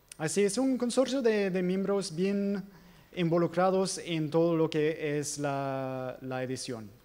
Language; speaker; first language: Spanish; non-native, fluent; English